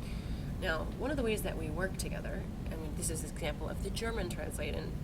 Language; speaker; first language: English; native; English